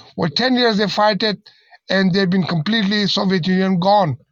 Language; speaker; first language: English; non-native, learner; Persian